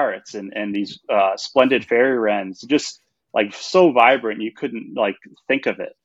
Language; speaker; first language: English; native; English